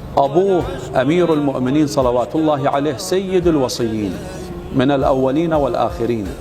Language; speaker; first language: Arabic; native; Arabic